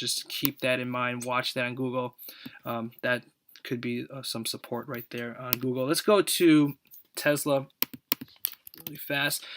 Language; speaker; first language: English; native; English